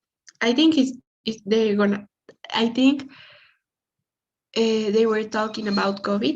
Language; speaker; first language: English; non-native, learner; Spanish